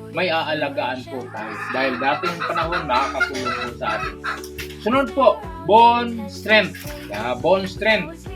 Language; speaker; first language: Filipino; non-native, local second language; Cebuano